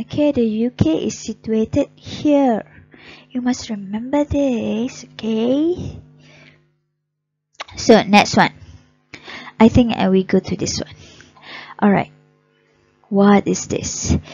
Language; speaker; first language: English; non-native, local second language; Malay